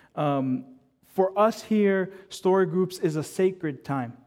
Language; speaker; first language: English; native; English